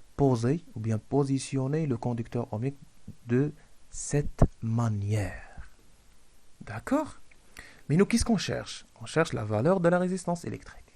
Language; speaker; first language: French; non-native, local second language; Arabic